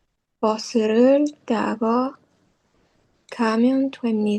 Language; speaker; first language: Korean; non-native, learner; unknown